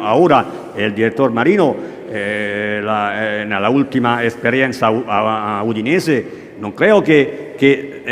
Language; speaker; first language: Spanish; non-native, learner; Italian